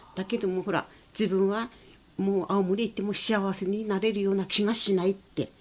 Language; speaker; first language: Japanese; native; Japanese